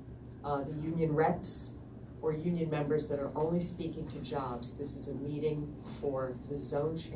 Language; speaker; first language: English; native; English